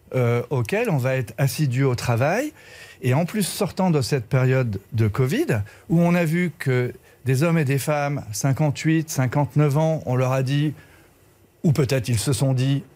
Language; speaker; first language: French; native; French